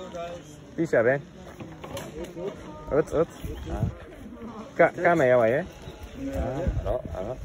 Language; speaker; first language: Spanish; non-native, learner; English